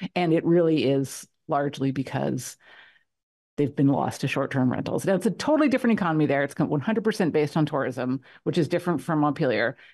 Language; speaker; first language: English; native; English